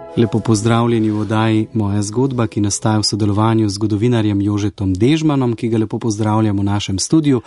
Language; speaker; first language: Slovenian; native; Slovenian